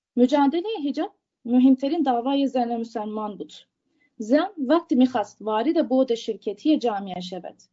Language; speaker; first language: Persian; non-native, fluent; Turkish